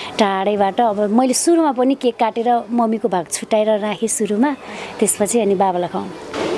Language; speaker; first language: Nepali; non-native, local second language; Eastern Tamang